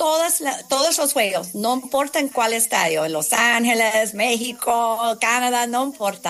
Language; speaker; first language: Spanish; non-native, fluent; English